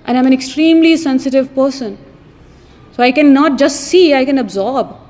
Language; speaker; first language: English; non-native, local second language; Urdu